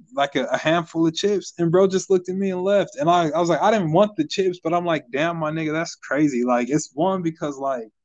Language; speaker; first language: English; native; English